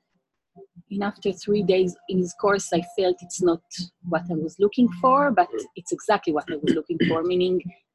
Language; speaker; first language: English; non-native, fluent; Hebrew